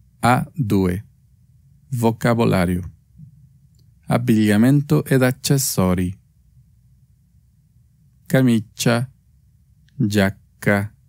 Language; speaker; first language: Italian; non-native, fluent; Spanish